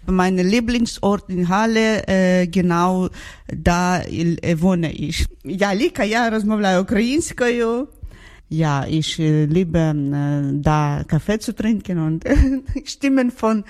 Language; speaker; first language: German; non-native, learner; Ukrainian